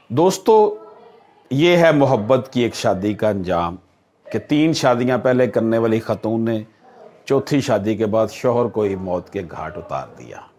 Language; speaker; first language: Urdu; native; Urdu